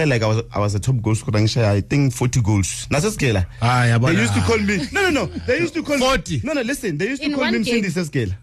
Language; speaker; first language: English; non-native, local second language; Tswana